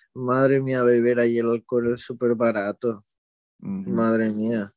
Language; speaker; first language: Spanish; native; Spanish